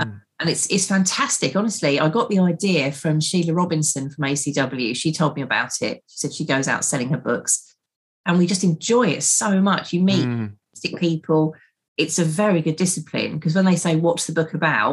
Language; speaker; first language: English; native; English